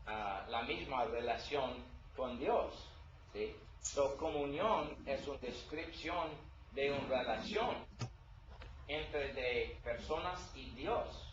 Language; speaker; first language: Spanish; non-native, learner; English